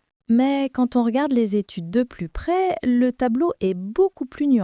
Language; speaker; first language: French; native; French